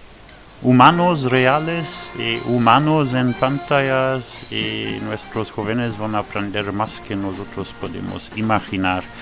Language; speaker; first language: Spanish; non-native, fluent; French